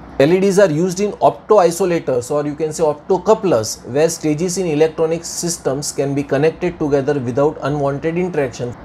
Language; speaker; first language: English; non-native, local second language; Gujarati